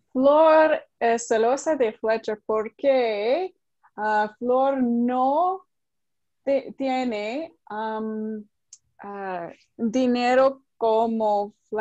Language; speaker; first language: Spanish; non-native, learner; English